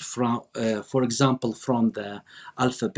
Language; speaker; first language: English; non-native, fluent; Arabic